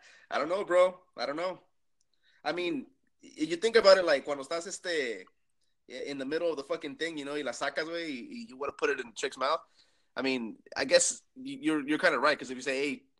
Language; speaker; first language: English; early bilingual, other home language; Spanish